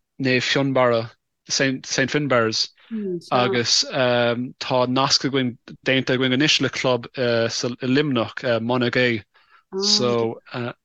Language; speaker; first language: Irish; non-native, local second language; English